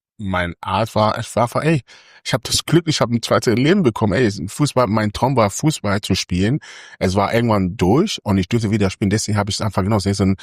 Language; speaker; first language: German; early bilingual, other home language; Akan